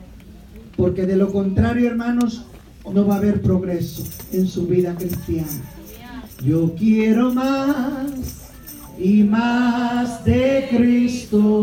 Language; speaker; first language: Spanish; native; Spanish